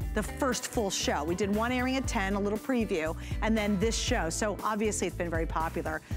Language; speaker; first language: English; native; English